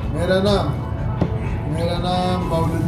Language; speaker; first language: Hindi; non-native, local second language; Baluchi